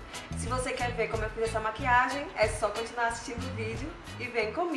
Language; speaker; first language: Portuguese; native; Portuguese